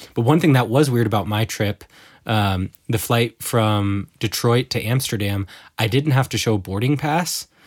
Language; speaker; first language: English; native; English